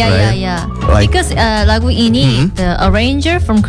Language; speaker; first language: English; non-native, learner; Indonesian